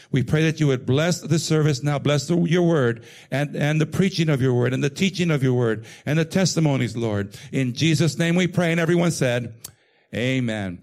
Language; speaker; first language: English; native; English